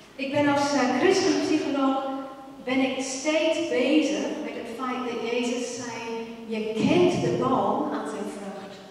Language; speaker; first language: Dutch; non-native, fluent; English